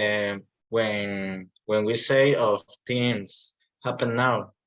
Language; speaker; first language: English; non-native, learner; Spanish